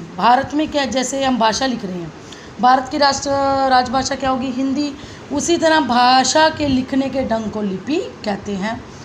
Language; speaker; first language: Hindi; native; Hindi